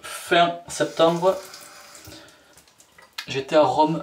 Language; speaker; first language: French; native; French